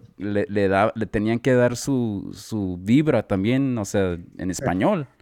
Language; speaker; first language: Spanish; early bilingual, heritage; Spanish